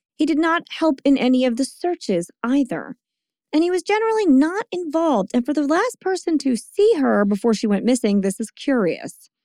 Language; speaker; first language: English; native; English